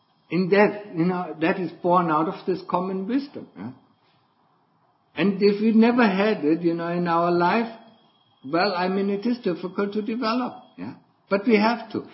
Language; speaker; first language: English; non-native, fluent; German